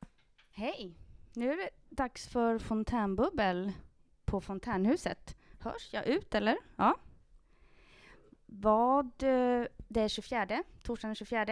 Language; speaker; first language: Swedish; native; Swedish